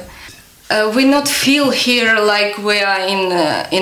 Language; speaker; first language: English; non-native, learner; Ukrainian